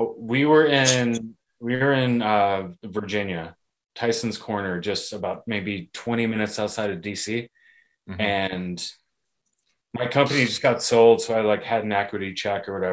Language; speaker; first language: English; native; English